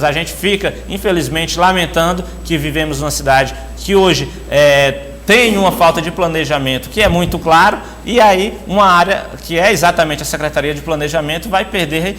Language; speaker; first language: Portuguese; native; Portuguese